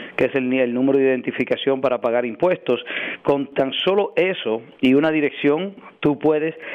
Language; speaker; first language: Spanish; early bilingual, heritage; Spanish